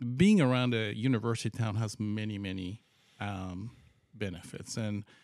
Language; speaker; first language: English; non-native, fluent; Persian